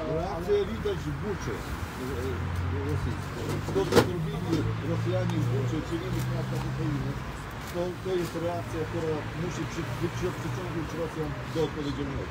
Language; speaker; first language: Polish; non-native, fluent; Ukrainian